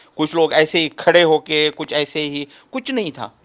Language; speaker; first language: Hindi; native; Hindi